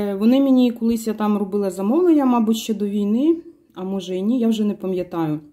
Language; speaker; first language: Ukrainian; non-native, local second language; Russian